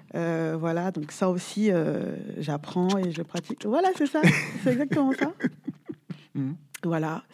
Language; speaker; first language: French; native; French